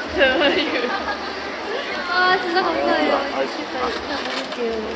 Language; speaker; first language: Korean; non-native, fluent; Japanese